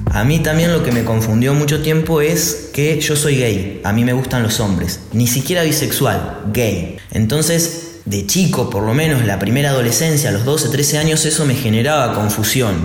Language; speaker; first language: Spanish; native; Spanish